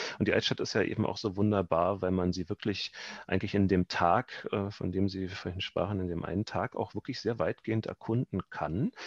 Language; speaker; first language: German; native; German